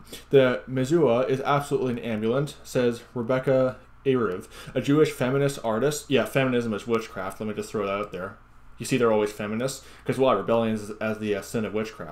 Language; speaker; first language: English; native; English